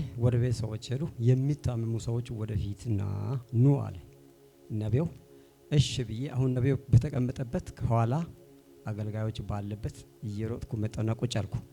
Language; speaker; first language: Amharic; non-native, local second language; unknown